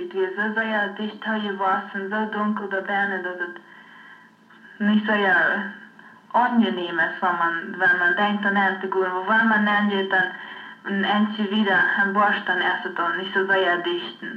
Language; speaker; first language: German; non-native, learner; Low German